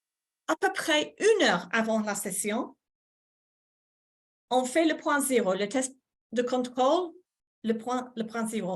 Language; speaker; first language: French; non-native, fluent; English